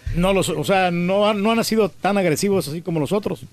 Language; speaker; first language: Spanish; native; Spanish